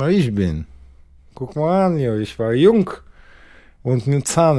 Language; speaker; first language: German; non-native, learner; Russian